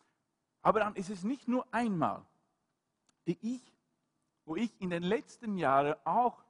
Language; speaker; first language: German; non-native, fluent; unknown